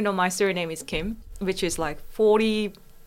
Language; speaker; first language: English; non-native, fluent; Korean